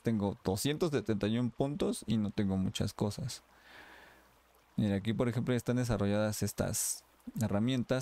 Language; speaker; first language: Spanish; native; Spanish